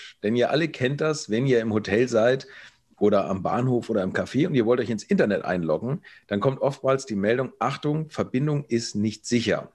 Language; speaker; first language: German; native; German